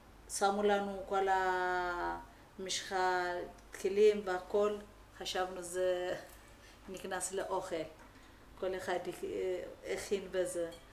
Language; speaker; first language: Hebrew; non-native, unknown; Amharic